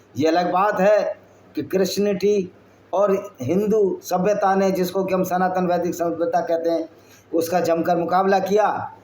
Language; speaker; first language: Hindi; native; Hindi